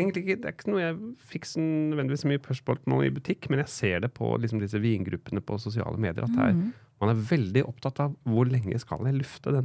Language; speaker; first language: Norwegian; native; Norwegian